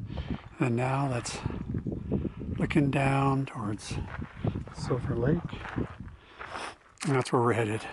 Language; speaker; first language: English; native; English